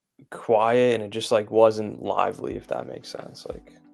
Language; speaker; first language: English; native; English